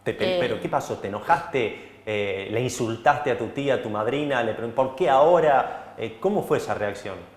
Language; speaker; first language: Spanish; native; Spanish